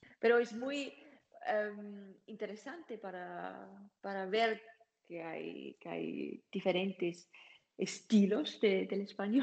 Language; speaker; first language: Spanish; non-native, learner; German